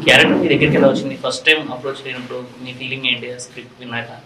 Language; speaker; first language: Telugu; native; Telugu